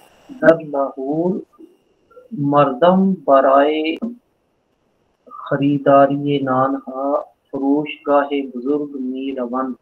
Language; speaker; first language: Persian; non-native, learner; Urdu